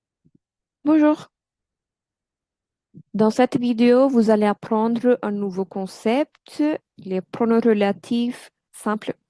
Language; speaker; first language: French; non-native, fluent; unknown